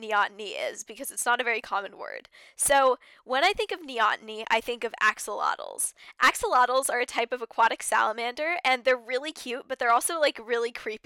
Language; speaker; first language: English; native; English